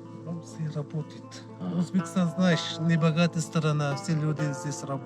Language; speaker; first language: Russian; non-native, learner; Uzbek